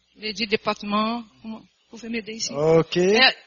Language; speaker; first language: French; non-native, local second language; Haitian Creole